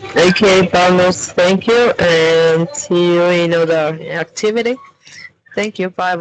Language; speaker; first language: English; non-native, learner; Spanish